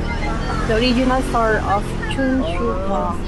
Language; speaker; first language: English; non-native, local second language; Filipino